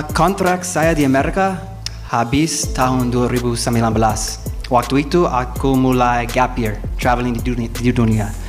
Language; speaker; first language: Indonesian; non-native, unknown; English